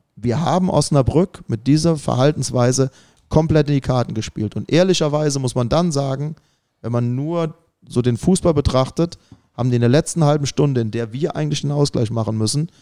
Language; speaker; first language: German; native; German